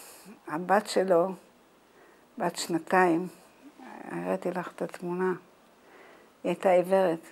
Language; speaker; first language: Hebrew; non-native, fluent; Dutch